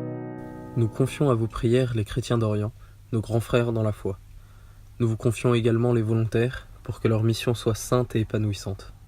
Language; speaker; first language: French; native; French